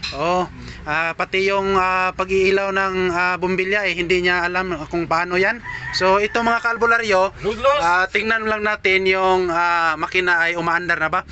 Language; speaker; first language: Filipino; native; Filipino